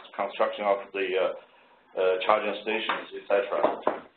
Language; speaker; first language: English; non-native, fluent; Chinese